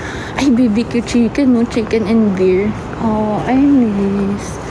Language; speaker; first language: English; non-native, local second language; Filipino